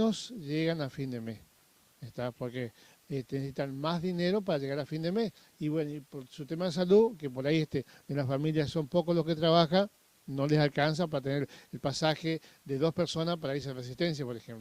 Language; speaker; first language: Spanish; native; Spanish